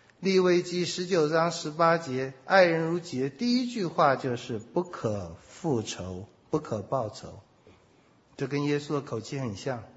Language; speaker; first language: Chinese; native; Chinese